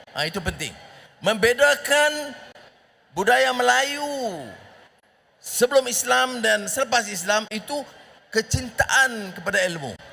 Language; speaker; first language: Malay; native; Malay